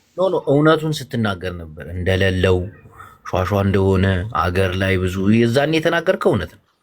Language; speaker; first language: Amharic; non-native, local second language; Tigrinya